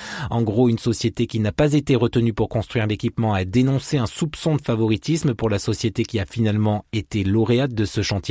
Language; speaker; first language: French; native; French